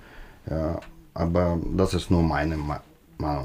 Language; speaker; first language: German; non-native, learner; Russian